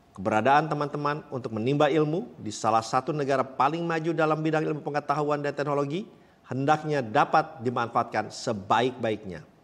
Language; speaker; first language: Indonesian; native; Indonesian